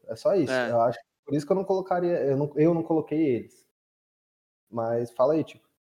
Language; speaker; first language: Portuguese; native; Portuguese